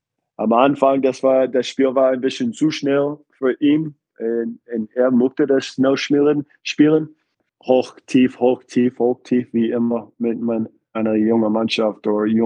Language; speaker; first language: German; non-native, fluent; English